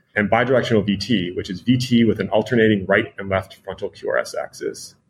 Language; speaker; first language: English; native; English